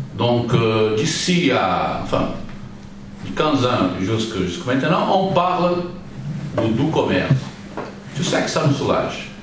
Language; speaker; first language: French; non-native, learner; Portuguese